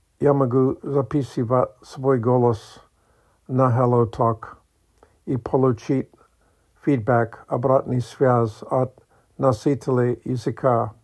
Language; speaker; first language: Russian; non-native, learner; English